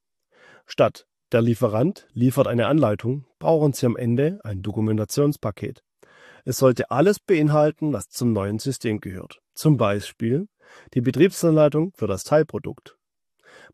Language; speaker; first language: German; native; German